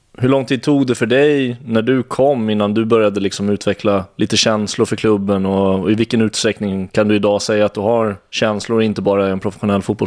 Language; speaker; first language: Swedish; native; Swedish